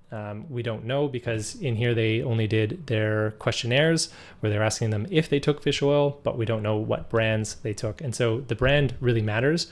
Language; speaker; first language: English; native; English